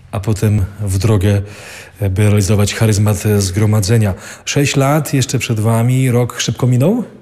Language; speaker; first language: Polish; native; Polish